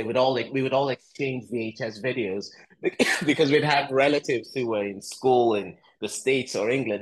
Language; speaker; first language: English; non-native, local second language; Igbo